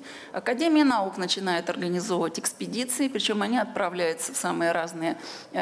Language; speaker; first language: Russian; native; Russian